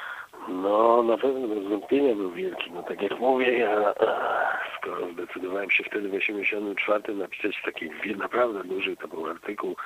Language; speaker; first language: Polish; native; Polish